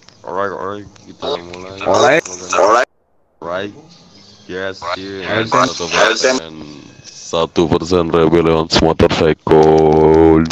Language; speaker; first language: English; non-native, learner; Indonesian